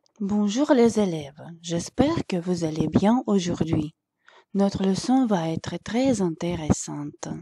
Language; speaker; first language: French; non-native, fluent; Russian